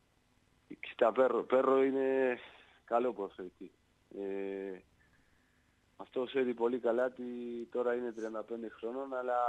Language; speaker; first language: Greek; non-native, learner; Spanish